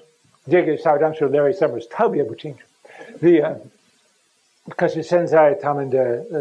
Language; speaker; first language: Chinese; non-native, fluent; English